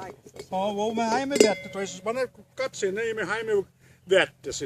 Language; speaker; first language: Finnish; early bilingual, heritage; English